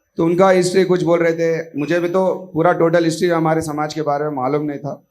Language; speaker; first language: Hindi; non-native, local second language; Marathi